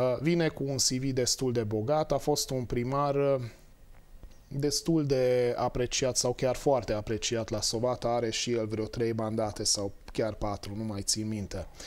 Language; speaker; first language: Romanian; non-native, local second language; Hungarian